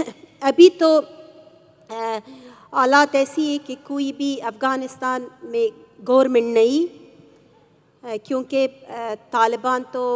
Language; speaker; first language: Hindi; non-native, fluent; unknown